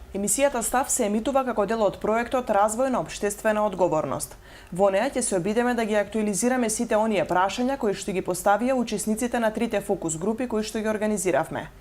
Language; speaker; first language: Macedonian; native; Macedonian